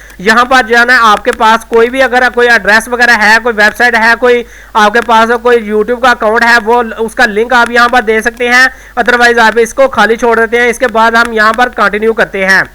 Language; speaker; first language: Urdu; non-native, local second language; Punjabi